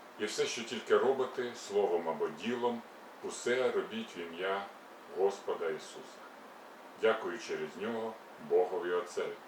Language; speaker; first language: Ukrainian; native; Ukrainian